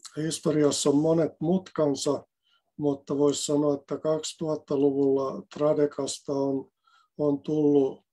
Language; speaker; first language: Finnish; native; Finnish